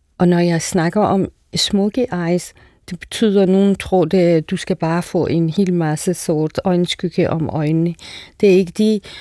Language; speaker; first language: Danish; non-native, fluent; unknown